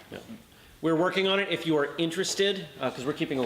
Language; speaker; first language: English; native; English